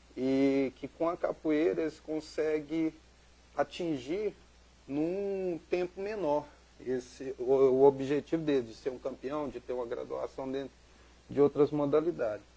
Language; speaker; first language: Portuguese; native; Portuguese